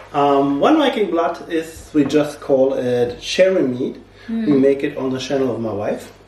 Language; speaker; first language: English; non-native, learner; German